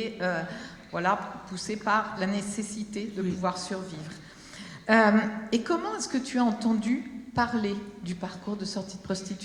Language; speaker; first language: French; native; French